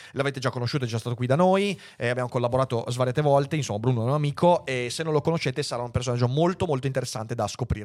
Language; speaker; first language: Italian; native; Italian